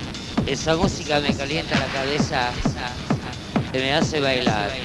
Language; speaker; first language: Spanish; non-native, learner; Italian